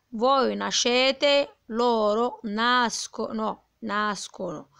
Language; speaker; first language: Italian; non-native, fluent; Arabic